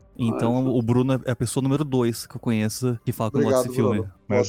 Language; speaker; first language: Portuguese; native; Portuguese